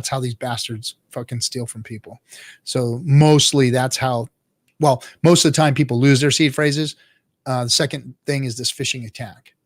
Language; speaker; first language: English; native; English